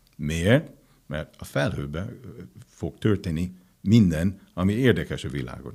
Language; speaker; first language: Hungarian; non-native, fluent; English